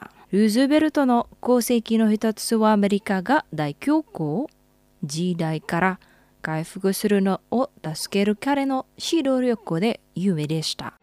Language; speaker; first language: Japanese; non-native, fluent; Indonesian